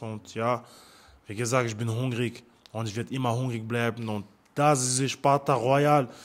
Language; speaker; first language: German; non-native, learner; French